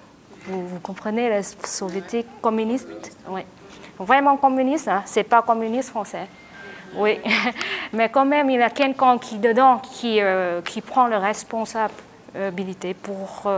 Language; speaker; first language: French; non-native, learner; Vietnamese